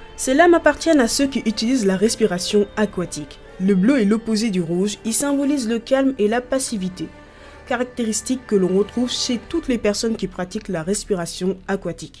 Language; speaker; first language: French; native; French